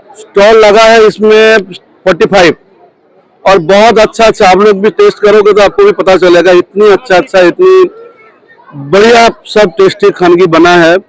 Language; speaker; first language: Hindi; non-native, local second language; Bangla